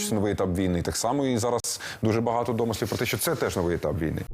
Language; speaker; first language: Ukrainian; native; Ukrainian